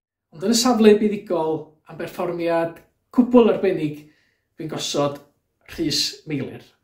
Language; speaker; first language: Welsh; native; Welsh